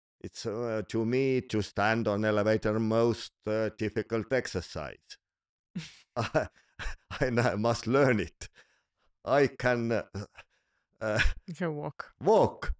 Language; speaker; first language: English; non-native, learner; Estonian